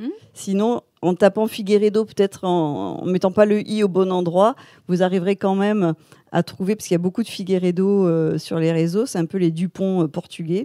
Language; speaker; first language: French; native; French